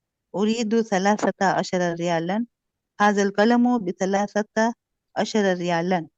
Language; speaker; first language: Arabic; non-native, learner; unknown